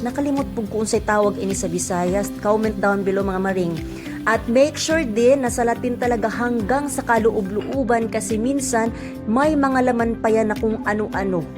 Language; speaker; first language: Filipino; non-native, local second language; Cebuano